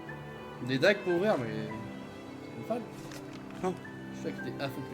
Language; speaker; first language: French; native; French